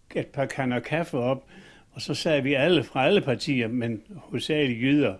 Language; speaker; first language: Danish; native; Danish